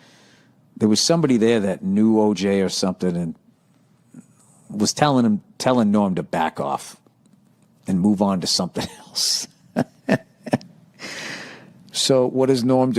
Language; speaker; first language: English; native; English